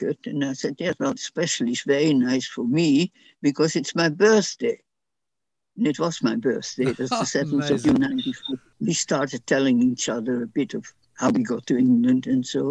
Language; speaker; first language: English; non-native, fluent; Dutch